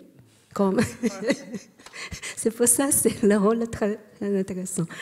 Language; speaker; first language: French; non-native, learner; Chinese